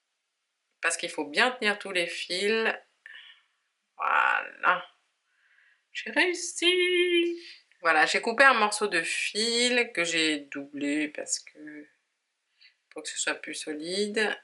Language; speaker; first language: French; native; French